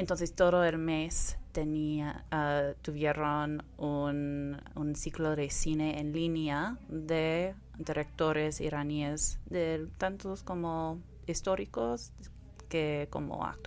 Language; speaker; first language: Spanish; non-native, fluent; English